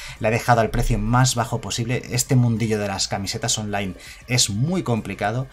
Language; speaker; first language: Spanish; native; Spanish